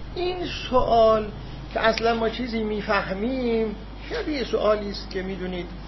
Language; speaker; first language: Persian; non-native, local second language; Azerbaijani